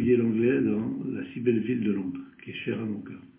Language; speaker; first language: French; native; French